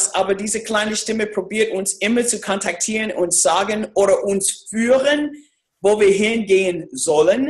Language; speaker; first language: German; non-native, fluent; English